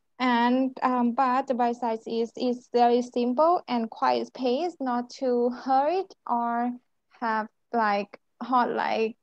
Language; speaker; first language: English; non-native, learner; Thai